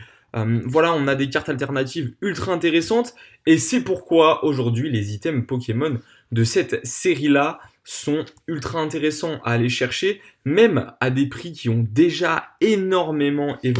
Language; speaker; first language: French; native; French